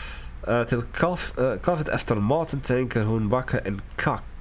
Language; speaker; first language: Swedish; non-native, learner; English